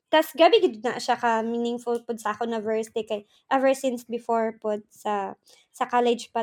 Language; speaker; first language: Filipino; non-native, local second language; Surigaonon